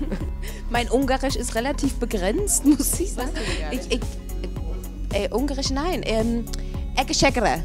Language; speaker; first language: German; native; German